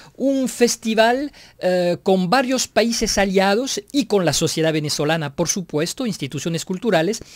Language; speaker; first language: Spanish; non-native, fluent; French